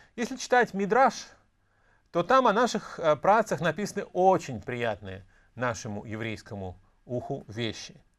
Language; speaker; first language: Russian; native; Russian